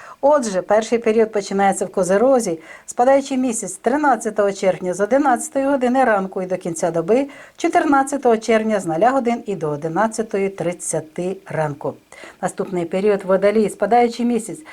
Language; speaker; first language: Ukrainian; native; Ukrainian